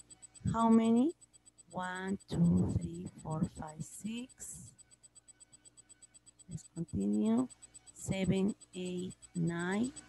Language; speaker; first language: English; non-native, learner; Spanish